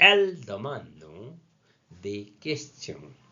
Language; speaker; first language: French; non-native, learner; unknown